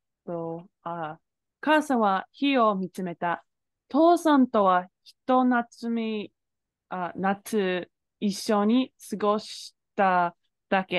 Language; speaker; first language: Japanese; non-native, fluent; English